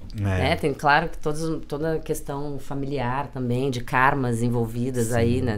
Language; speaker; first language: Portuguese; native; Portuguese